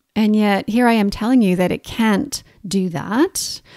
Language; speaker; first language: English; native; English